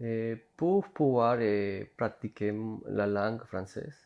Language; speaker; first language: French; non-native, learner; Spanish